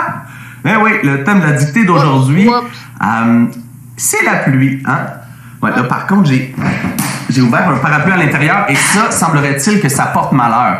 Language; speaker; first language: French; native; French